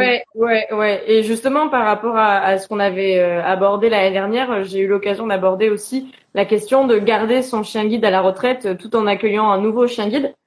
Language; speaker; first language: French; native; French